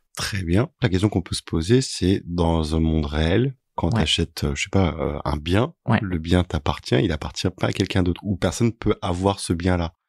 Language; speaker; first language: French; native; French